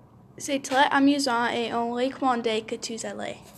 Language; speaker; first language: French; non-native, learner; English